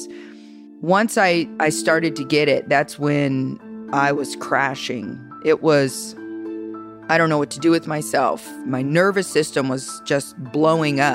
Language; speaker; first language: English; native; English